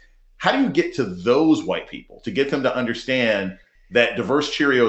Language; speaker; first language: English; native; English